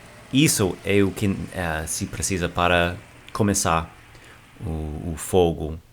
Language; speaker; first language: Portuguese; non-native, fluent; English